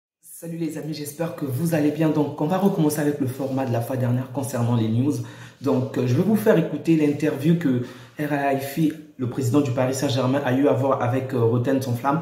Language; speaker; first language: French; native; French